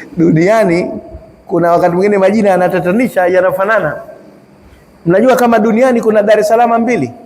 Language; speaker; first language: Swahili; native; Swahili